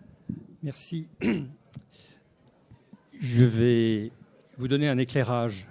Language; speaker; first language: French; native; French